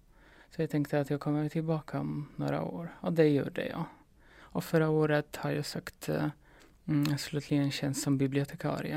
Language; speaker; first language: Swedish; non-native, fluent; Polish